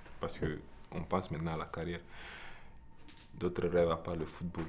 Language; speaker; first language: French; non-native, local second language; Bambara